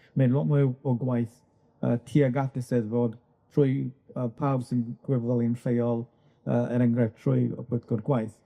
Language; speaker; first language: Welsh; non-native, local second language; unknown